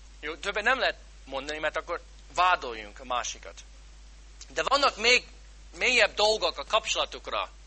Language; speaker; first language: Hungarian; non-native, fluent; English